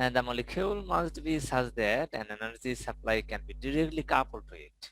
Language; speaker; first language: English; non-native, local second language; Bangla